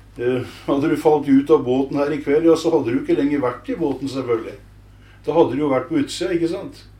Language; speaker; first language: Norwegian; native; Norwegian